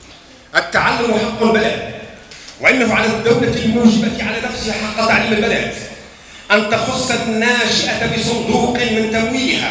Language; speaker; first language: Arabic; native; Arabic